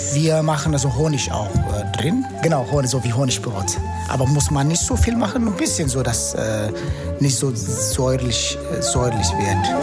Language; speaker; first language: German; non-native, fluent; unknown